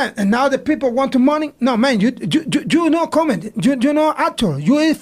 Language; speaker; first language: English; non-native, learner; Spanish